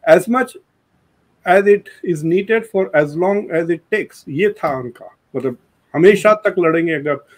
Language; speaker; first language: Hindi; non-native, local second language; Urdu